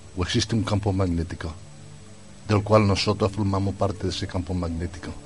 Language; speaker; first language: Spanish; native; Spanish